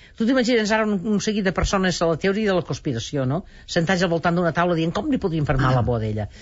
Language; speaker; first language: Catalan; native; Catalan